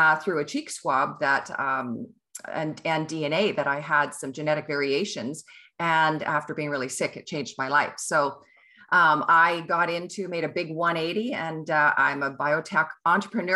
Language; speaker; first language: English; native; English